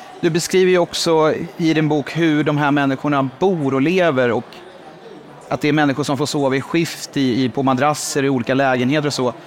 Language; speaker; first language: Swedish; native; Swedish